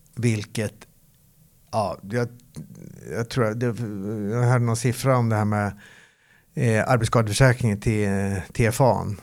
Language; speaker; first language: Swedish; native; Swedish